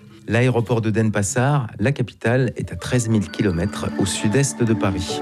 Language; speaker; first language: French; native; French